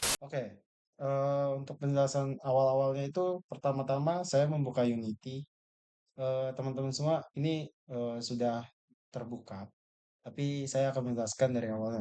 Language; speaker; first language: Indonesian; native; Indonesian